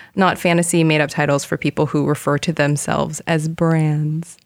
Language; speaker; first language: English; non-native, fluent; Korean